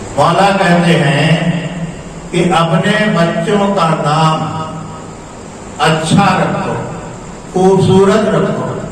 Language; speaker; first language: Urdu; native; Urdu